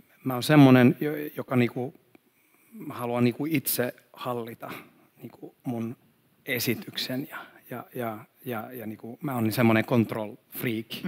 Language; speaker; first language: Finnish; non-native, fluent; Swedish